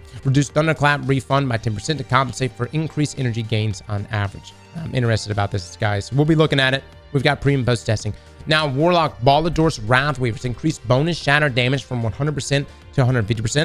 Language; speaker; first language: English; native; English